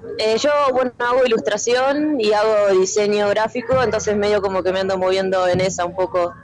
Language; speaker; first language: Spanish; native; Spanish